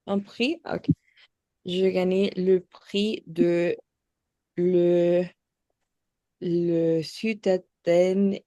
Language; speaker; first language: French; non-native, learner; Spanish